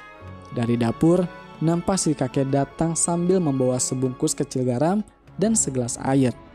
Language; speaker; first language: Indonesian; native; Indonesian